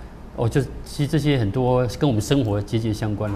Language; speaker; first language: Chinese; native; Chinese